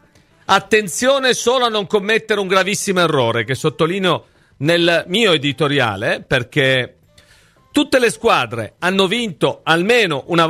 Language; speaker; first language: Italian; native; Italian